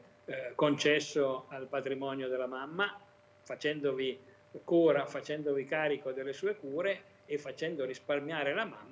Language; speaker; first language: Italian; native; Italian